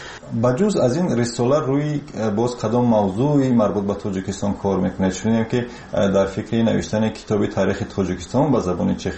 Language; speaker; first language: Tajik; native; Tajik